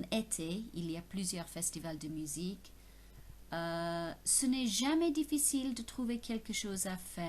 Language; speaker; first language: French; non-native, fluent; English